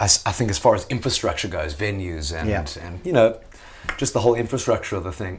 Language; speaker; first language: English; native; English